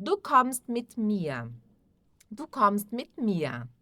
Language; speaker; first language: German; non-native, fluent; Portuguese